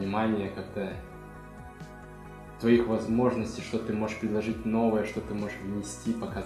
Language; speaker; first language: Russian; native; Russian